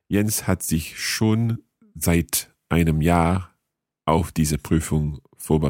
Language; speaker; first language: German; non-native, learner; English